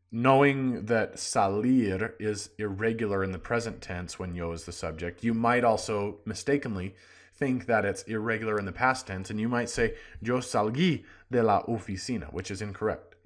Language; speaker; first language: English; native; English